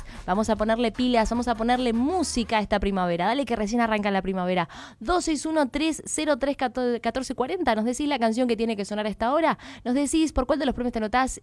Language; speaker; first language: Spanish; native; Spanish